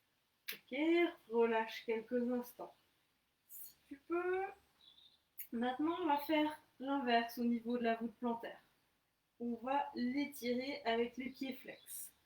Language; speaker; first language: French; native; French